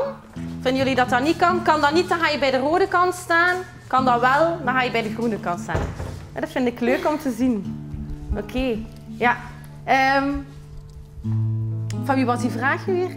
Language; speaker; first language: Dutch; native; Dutch